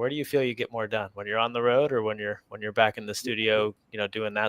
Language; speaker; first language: English; native; English